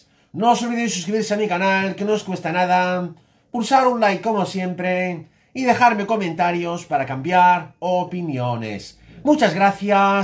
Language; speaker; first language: Spanish; native; Spanish